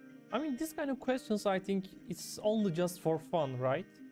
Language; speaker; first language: English; non-native, fluent; Turkish